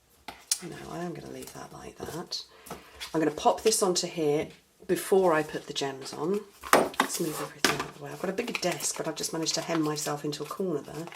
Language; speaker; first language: English; native; English